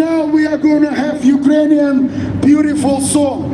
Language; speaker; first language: English; non-native, fluent; Ukrainian